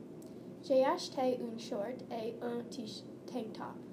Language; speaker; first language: French; non-native, learner; English